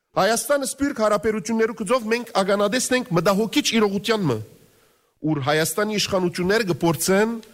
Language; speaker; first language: Armenian; native; Armenian